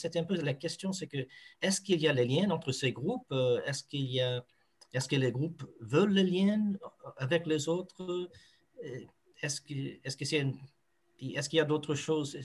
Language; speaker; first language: French; non-native, fluent; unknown